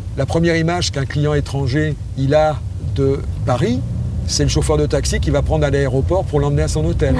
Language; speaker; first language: French; native; French